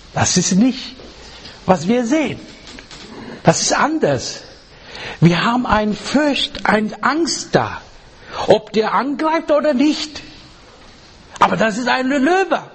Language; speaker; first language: German; non-native, learner; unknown